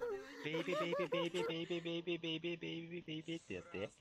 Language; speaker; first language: Japanese; native; Japanese